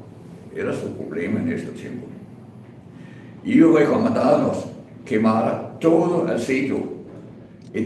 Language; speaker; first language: Spanish; non-native, fluent; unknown